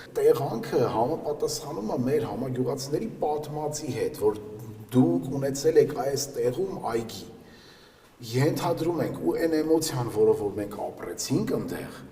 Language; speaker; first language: Armenian; native; Armenian